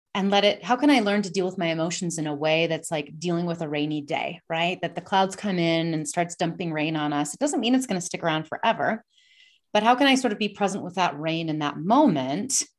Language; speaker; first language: English; native; English